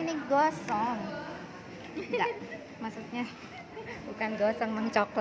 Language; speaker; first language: Indonesian; native; Indonesian